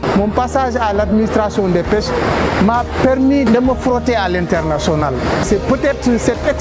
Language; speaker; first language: French; non-native, local second language; Wolof